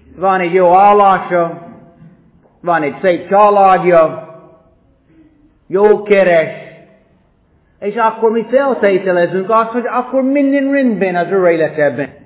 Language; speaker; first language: Hungarian; non-native, fluent; English